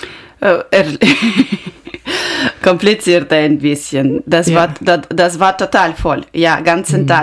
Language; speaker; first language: German; non-native, learner; Ukrainian